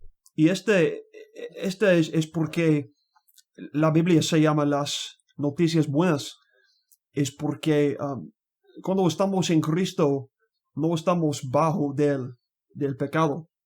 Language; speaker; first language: Spanish; non-native, learner; English